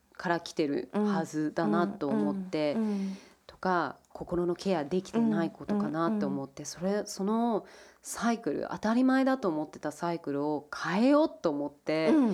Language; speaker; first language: Japanese; early bilingual, heritage; English